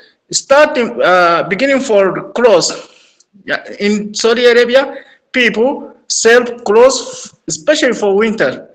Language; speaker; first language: English; non-native, learner; Arabic